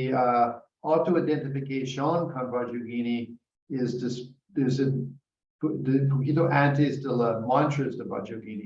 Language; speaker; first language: Spanish; non-native, learner; English